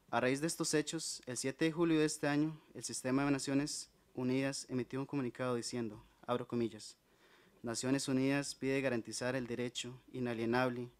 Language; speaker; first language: Spanish; native; Spanish